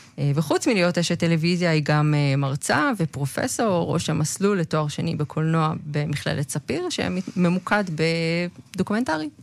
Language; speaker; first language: Hebrew; native; Hebrew